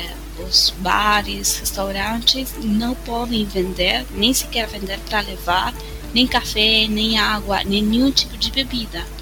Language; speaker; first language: Portuguese; non-native, fluent; Spanish